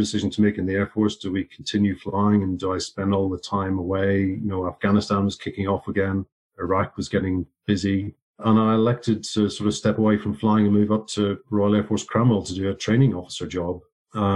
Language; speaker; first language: English; native; English